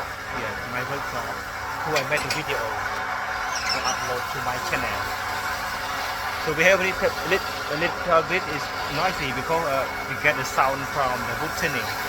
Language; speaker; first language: English; non-native, learner; Khmer